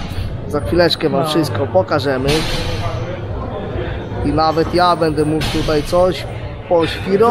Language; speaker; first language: Polish; native; Polish